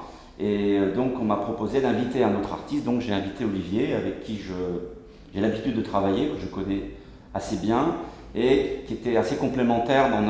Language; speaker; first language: French; native; French